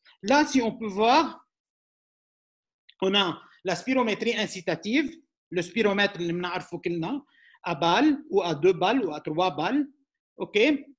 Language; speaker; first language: French; non-native, local second language; Arabic